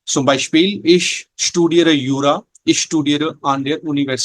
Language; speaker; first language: German; non-native, fluent; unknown